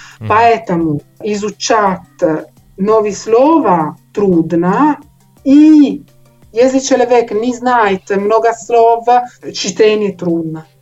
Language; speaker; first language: Russian; non-native, learner; Italian